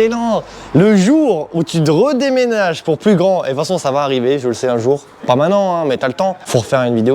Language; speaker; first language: French; native; French